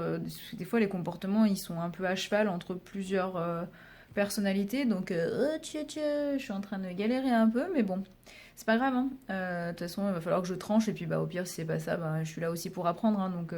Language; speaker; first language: French; native; French